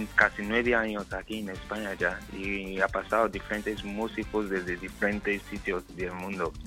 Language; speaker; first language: Spanish; non-native, learner; Yoruba